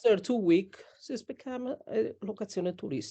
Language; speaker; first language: English; non-native, learner; Italian